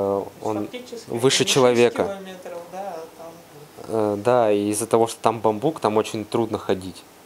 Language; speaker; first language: Russian; native; Russian